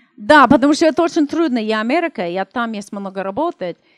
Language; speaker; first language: Russian; non-native, learner; English